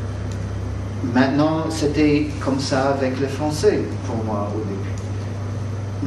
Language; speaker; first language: French; non-native, fluent; English